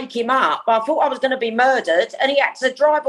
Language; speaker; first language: English; native; English